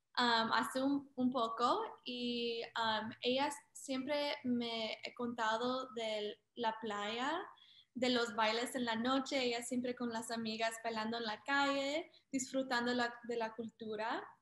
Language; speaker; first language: Spanish; early bilingual, heritage; Spanish